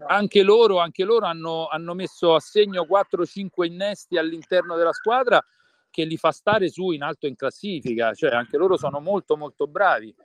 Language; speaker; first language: Italian; native; Italian